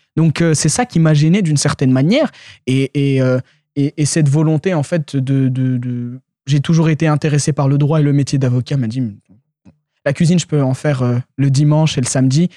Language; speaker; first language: French; early bilingual, other home language; Arabic